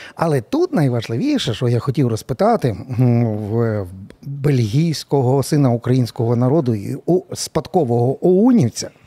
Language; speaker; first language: Ukrainian; native; Ukrainian